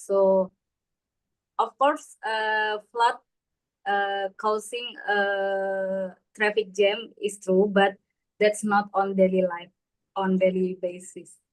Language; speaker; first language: English; non-native, learner; Indonesian